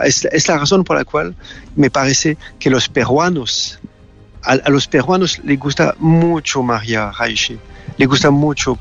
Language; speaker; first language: Spanish; non-native, fluent; French